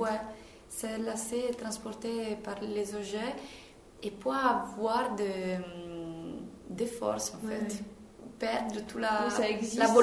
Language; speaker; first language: French; non-native, fluent; Italian